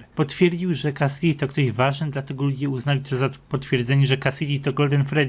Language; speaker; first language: Polish; native; Polish